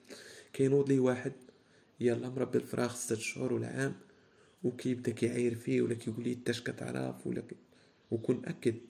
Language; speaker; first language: Arabic; native; Arabic